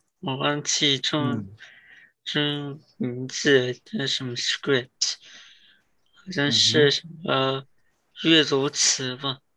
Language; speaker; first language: Chinese; early bilingual, heritage; Chinese